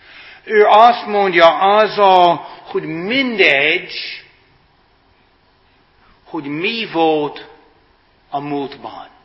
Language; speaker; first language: Hungarian; non-native, fluent; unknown